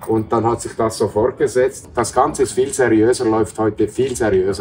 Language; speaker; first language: German; native; German